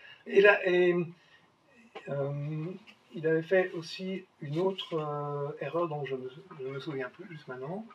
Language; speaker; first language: French; native; French